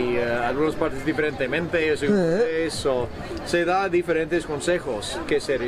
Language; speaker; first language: Spanish; non-native, fluent; English